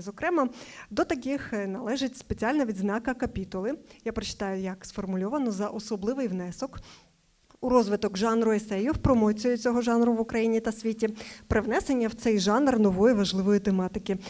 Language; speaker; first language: Ukrainian; native; Ukrainian